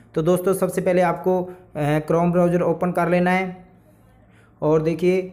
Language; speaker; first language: Hindi; native; Hindi